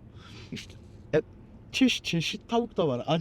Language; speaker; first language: Turkish; early bilingual, heritage; Turkish